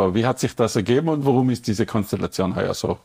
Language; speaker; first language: German; native; German